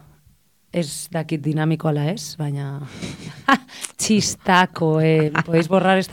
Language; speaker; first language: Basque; non-native, local second language; Spanish